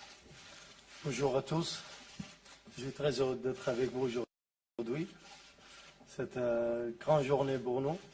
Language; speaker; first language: French; non-native, learner; Arabic